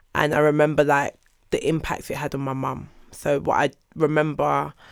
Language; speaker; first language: English; early bilingual, other home language; Yoruba